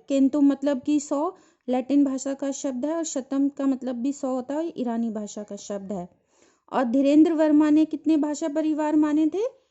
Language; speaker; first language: Hindi; native; Hindi